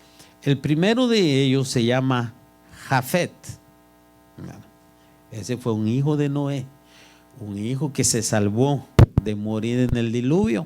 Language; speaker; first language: Spanish; native; Spanish